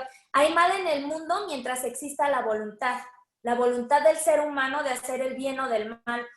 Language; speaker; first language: Spanish; native; Spanish